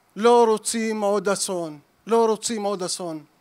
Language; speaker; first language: Hebrew; native; Hebrew